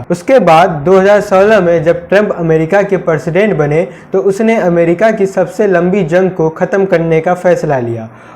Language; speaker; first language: Hindi; native; Hindi